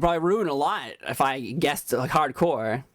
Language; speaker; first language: English; native; English